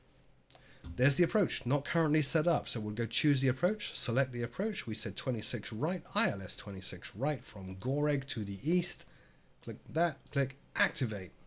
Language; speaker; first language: English; native; English